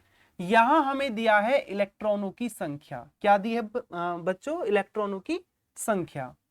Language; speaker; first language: Hindi; native; Hindi